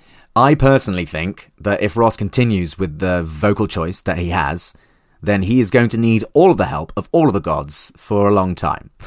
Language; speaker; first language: English; native; English